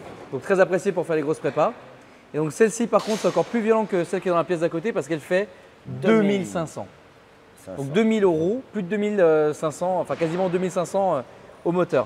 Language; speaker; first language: French; native; French